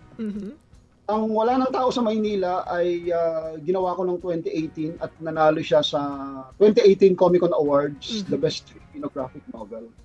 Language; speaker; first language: Filipino; native; Filipino